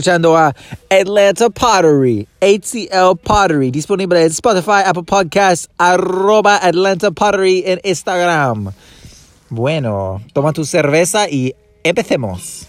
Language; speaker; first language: Spanish; non-native, fluent; English